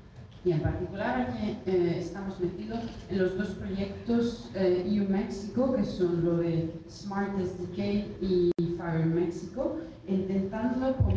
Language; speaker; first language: Spanish; non-native, fluent; Italian